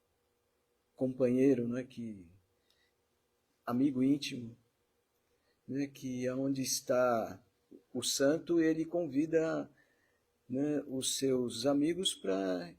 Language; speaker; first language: Portuguese; native; Portuguese